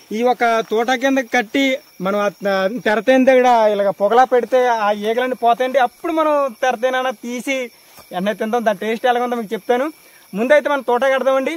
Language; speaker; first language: Telugu; non-native, local second language; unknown